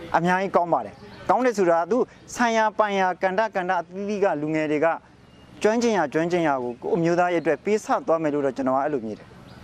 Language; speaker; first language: Burmese; non-native, local second language; Karen languages